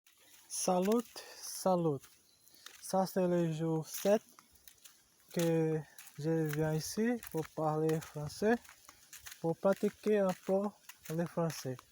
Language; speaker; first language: French; non-native, learner; Portuguese